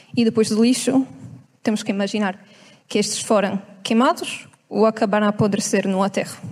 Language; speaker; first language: Portuguese; non-native, fluent; Italian